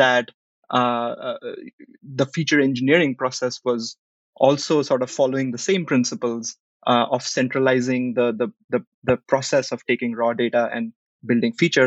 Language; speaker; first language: English; non-native, local second language; Hindi